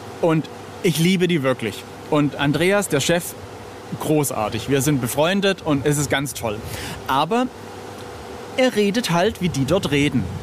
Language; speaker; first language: German; native; German